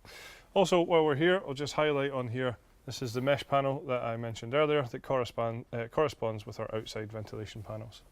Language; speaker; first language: English; native; English